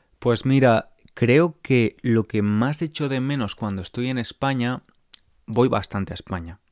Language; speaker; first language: Spanish; native; Spanish